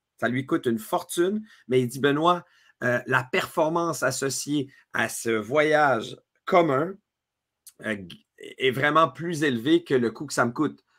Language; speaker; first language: French; native; French